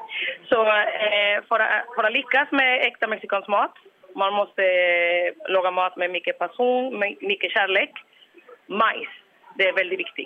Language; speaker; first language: Swedish; non-native, fluent; Spanish